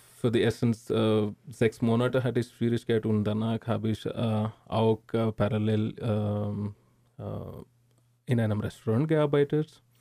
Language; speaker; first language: German; non-native, learner; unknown